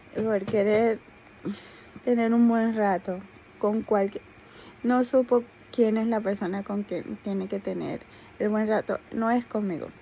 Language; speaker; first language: Spanish; native; Spanish